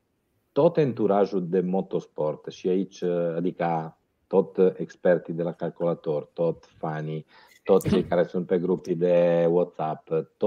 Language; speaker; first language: Romanian; non-native, fluent; Italian